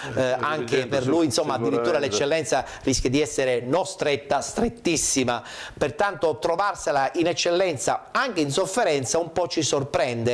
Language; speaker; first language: Italian; native; Italian